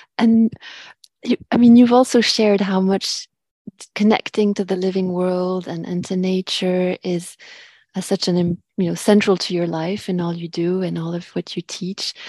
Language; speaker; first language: English; non-native, fluent; French